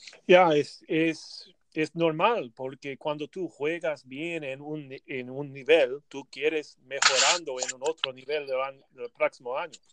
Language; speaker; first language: Spanish; non-native, learner; English